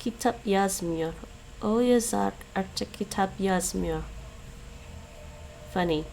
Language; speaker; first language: Turkish; non-native, learner; English